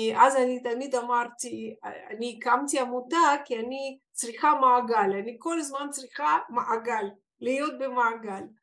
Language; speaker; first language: Hebrew; non-native, fluent; Russian